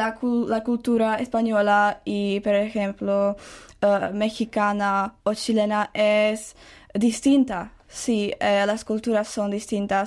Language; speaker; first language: Spanish; non-native, learner; Czech